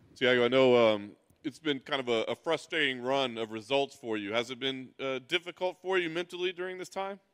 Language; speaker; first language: English; native; English